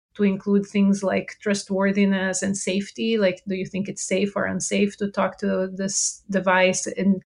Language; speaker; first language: English; non-native, fluent; Portuguese